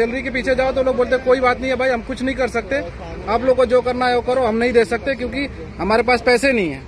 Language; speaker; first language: Hindi; native; Hindi